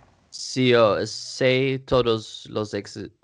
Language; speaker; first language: Portuguese; non-native, learner; Swedish